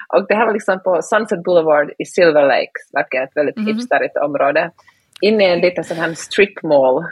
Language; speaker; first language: Swedish; native; Swedish